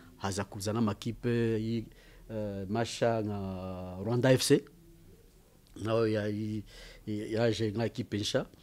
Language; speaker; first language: Kinyarwanda; early bilingual, heritage; Kinyarwanda